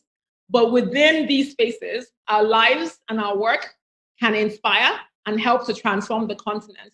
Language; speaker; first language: English; non-native, local second language; Igbo